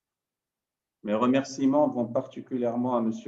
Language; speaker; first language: French; non-native, local second language; Arabic